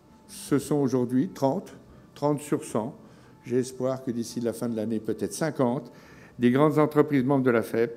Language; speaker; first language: French; native; French